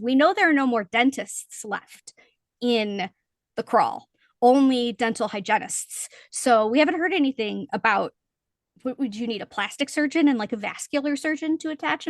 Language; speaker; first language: English; native; English